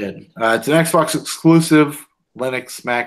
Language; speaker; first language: English; native; English